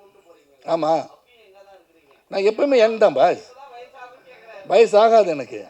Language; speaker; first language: Tamil; native; Tamil